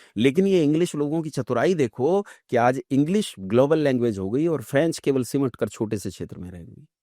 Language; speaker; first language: Hindi; native; Hindi